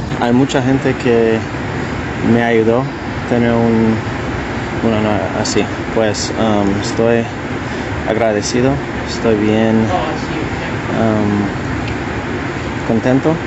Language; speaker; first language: Spanish; non-native, learner; English